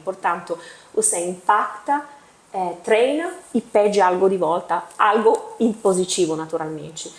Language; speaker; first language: Portuguese; non-native, fluent; Italian